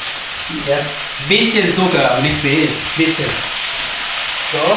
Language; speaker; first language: German; non-native, learner; Thai